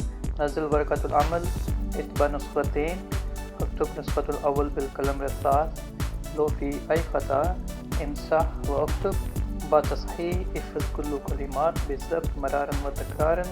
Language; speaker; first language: Arabic; non-native, learner; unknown